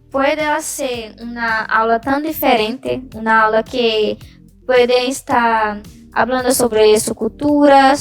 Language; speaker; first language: Spanish; non-native, learner; Portuguese